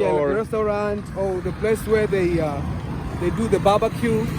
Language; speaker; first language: English; non-native, local second language; Swahili